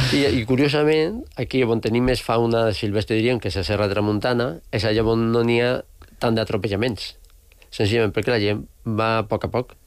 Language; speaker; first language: Catalan; non-native, local second language; Spanish